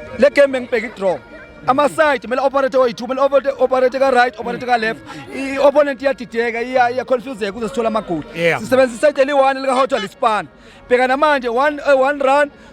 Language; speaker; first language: Zulu; native; Zulu